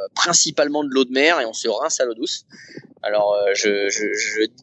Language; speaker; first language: French; native; French